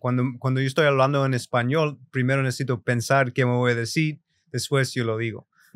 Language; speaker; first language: Spanish; early bilingual, other home language; English